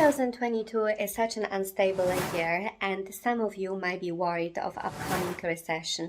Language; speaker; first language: English; non-native, fluent; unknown